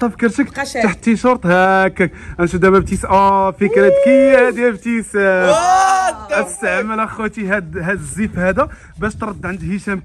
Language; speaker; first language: Arabic; native; Arabic